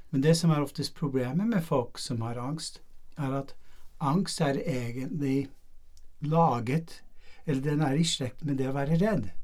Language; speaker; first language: Norwegian; non-native, fluent; English